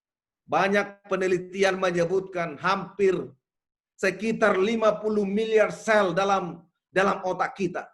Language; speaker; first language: Indonesian; native; Indonesian